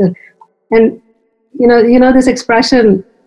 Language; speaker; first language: English; non-native, local second language; Hindi